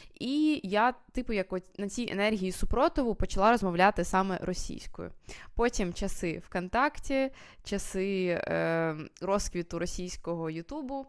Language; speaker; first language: Ukrainian; native; Ukrainian